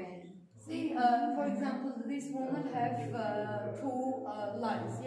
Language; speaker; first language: English; non-native, learner; Armenian